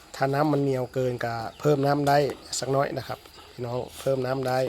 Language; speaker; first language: Thai; non-native, local second language; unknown